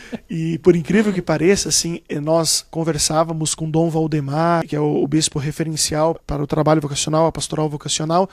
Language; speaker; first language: Portuguese; native; Portuguese